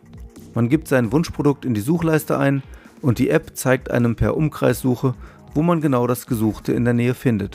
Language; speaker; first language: German; native; German